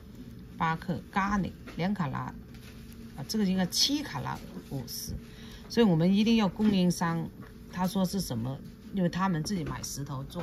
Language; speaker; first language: Chinese; non-native, local second language; Cantonese